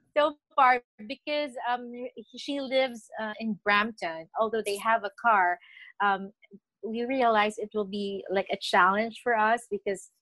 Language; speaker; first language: English; non-native, local second language; Filipino